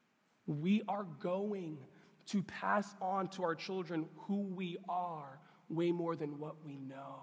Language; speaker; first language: English; native; English